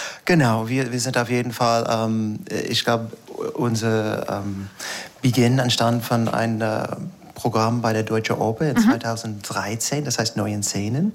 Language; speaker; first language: German; non-native, fluent; English